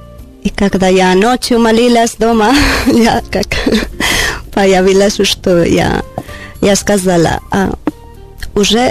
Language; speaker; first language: Russian; non-native, learner; Spanish